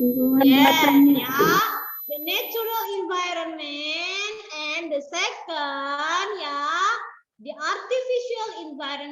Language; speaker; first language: English; non-native, learner; Indonesian